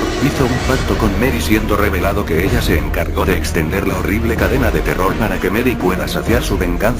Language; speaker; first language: Spanish; native; Spanish